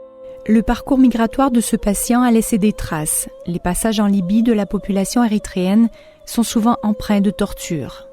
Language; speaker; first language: French; native; French